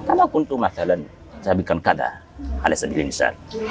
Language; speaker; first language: Arabic; non-native, fluent; Indonesian